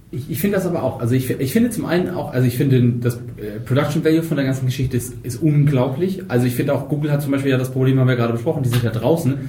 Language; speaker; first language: German; native; German